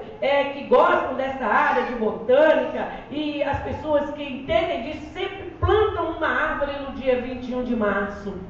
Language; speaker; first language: Portuguese; native; Portuguese